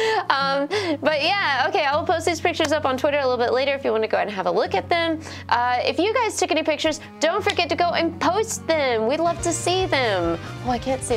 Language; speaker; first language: English; native; English